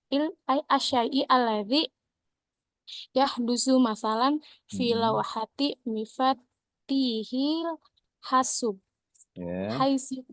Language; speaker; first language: Arabic; non-native, learner; Indonesian